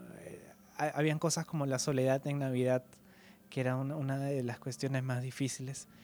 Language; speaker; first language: Spanish; native; Spanish